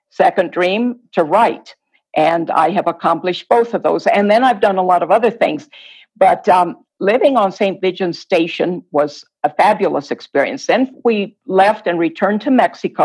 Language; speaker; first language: English; non-native, fluent; Spanish